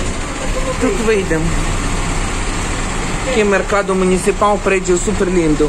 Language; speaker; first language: Portuguese; non-native, fluent; Ukrainian